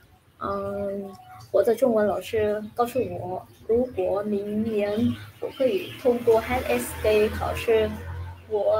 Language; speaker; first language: Chinese; non-native, learner; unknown